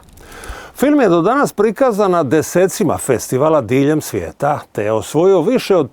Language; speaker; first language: Bosnian; native; Bosnian